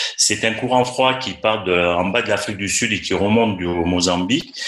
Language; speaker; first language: French; native; French